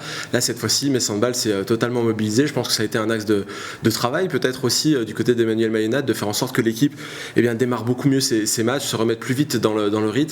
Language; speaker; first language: French; native; French